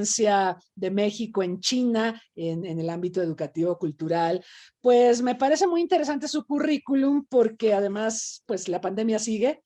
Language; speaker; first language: Spanish; native; Spanish